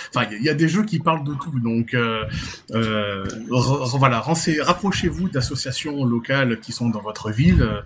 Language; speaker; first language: French; native; French